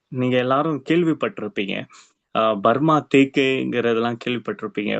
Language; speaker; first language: Tamil; early bilingual, heritage; Tamil